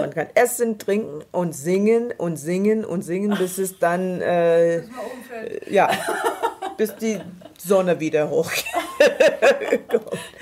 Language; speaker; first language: German; non-native, fluent; English